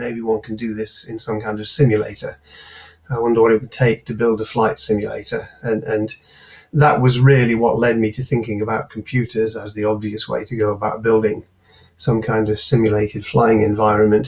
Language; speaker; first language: English; native; English